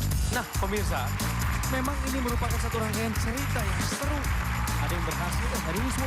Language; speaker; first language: Indonesian; native; Indonesian